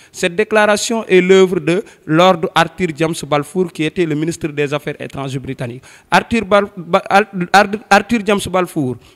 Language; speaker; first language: French; non-native, local second language; Wolof